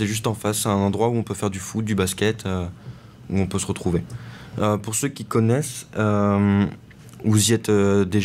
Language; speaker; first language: French; native; French